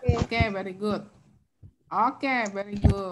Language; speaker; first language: English; non-native, fluent; Indonesian